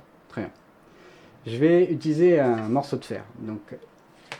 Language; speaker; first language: French; native; French